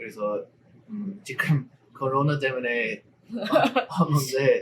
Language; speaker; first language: Korean; non-native, learner; English